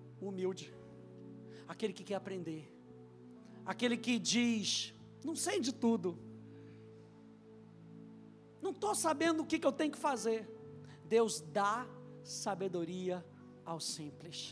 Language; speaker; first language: Portuguese; native; Portuguese